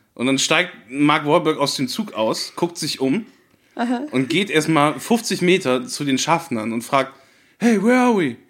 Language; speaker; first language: German; native; German